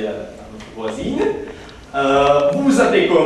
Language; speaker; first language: French; non-native, fluent; Russian